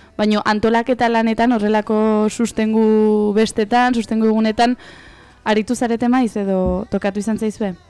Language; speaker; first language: Basque; native; Basque